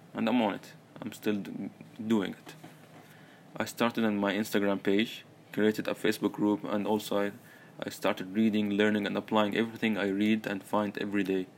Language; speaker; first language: English; early bilingual, other home language; Arabic